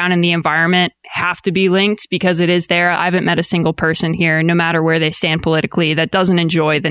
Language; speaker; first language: English; native; English